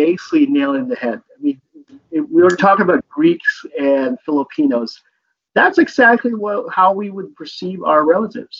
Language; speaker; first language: English; non-native, local second language; Filipino